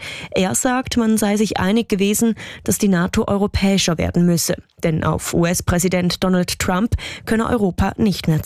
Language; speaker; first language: German; native; German